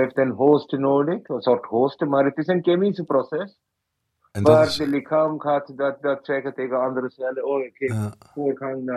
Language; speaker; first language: Dutch; non-native, fluent; Malayalam